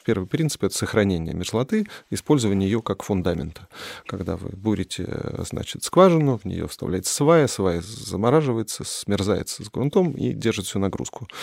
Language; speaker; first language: Russian; native; Russian